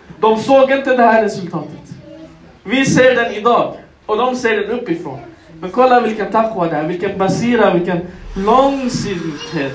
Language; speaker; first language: Swedish; non-native, local second language; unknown